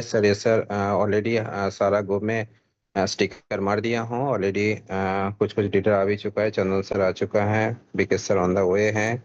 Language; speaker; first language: Hindi; non-native, local second language; Bangla